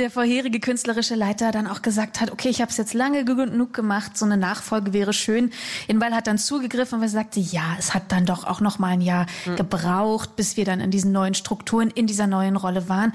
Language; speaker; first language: German; native; German